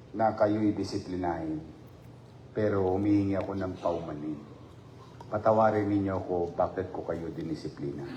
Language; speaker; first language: Filipino; native; Filipino